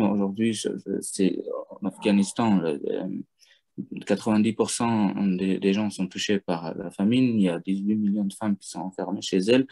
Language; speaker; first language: French; non-native, fluent; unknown